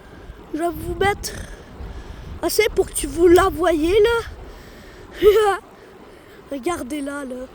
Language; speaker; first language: French; native; French